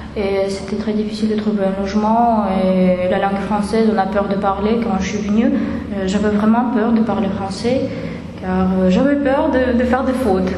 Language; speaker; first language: French; non-native, fluent; Russian